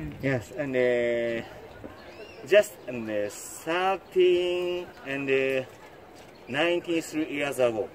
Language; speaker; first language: English; non-native, learner; Japanese